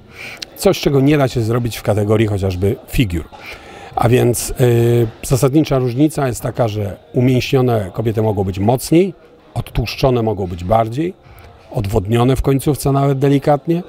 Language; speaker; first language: Polish; native; Polish